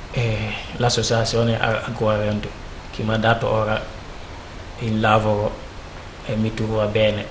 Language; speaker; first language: Italian; non-native, learner; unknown